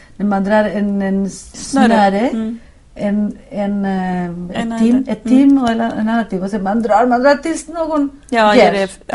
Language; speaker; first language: Swedish; non-native, fluent; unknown